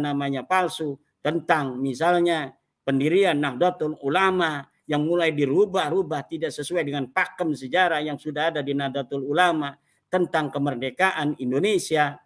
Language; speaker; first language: Indonesian; native; Indonesian